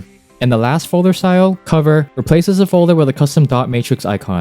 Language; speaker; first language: English; native; English